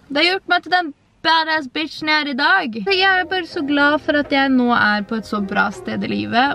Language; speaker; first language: Norwegian; native; Norwegian